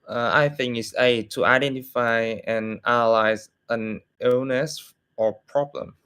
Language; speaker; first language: English; non-native, learner; Vietnamese